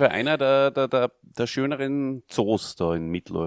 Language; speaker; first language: German; native; German